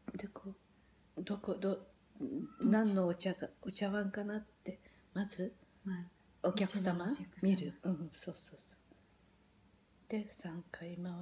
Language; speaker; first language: Japanese; native; Japanese